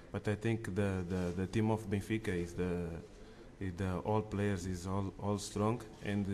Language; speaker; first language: English; non-native, learner; Portuguese